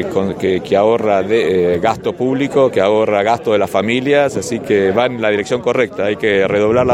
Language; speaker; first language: Spanish; native; Spanish